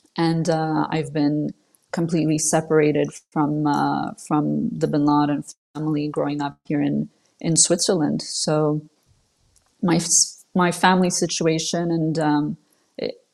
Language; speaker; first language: English; non-native, fluent; French